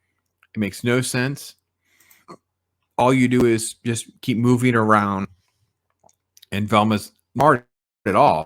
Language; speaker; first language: English; native; English